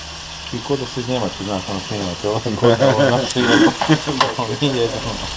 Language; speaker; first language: Bosnian; native; Bosnian